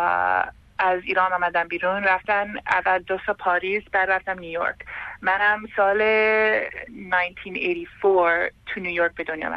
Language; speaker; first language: Persian; early bilingual, heritage; Persian